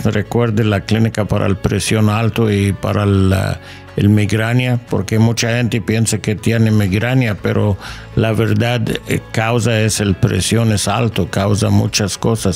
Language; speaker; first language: Spanish; non-native, fluent; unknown